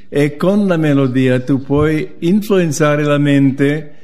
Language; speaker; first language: Italian; non-native, fluent; English